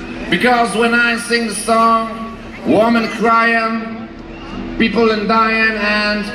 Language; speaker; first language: English; non-native, learner; Polish